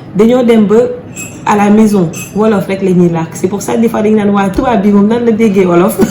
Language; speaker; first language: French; early bilingual, other home language; Wolof